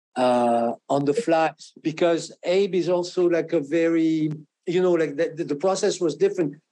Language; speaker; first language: English; non-native, fluent; French